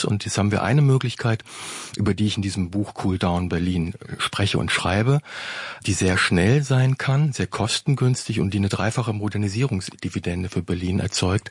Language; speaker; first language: German; native; German